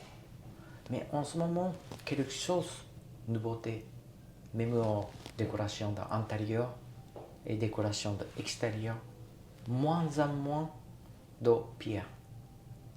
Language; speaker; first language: French; non-native, learner; Japanese